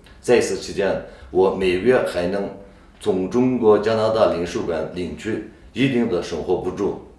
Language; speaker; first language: Chinese; non-native, local second language; Uyghur